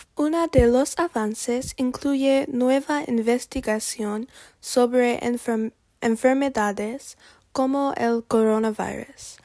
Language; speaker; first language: Spanish; non-native, learner; English